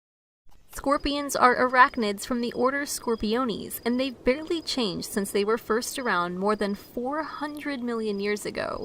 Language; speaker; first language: English; native; English